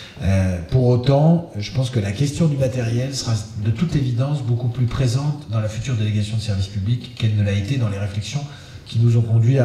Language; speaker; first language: French; native; French